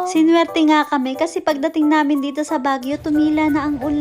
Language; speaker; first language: Filipino; native; Filipino